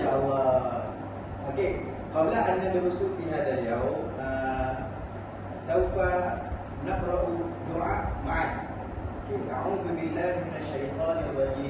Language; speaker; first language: Arabic; non-native, learner; Malay